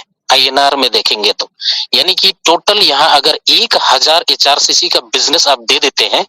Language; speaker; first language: Hindi; native; Hindi